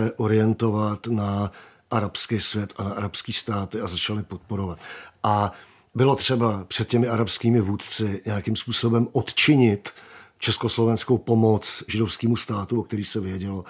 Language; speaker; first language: Czech; native; Czech